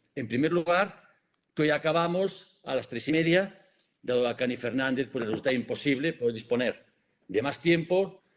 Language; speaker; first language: Spanish; native; Spanish